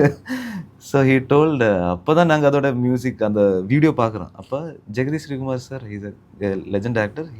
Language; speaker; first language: Tamil; early bilingual, heritage; Tamil